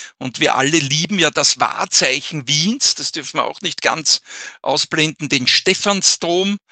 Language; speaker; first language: German; native; German